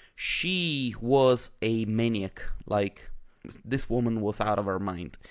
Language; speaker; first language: English; non-native, fluent; Italian